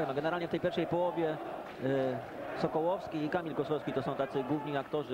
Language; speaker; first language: Polish; native; Polish